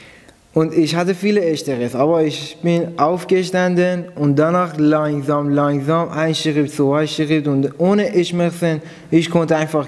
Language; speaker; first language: German; non-native, learner; Persian